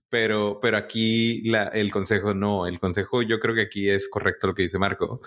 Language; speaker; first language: Spanish; native; Spanish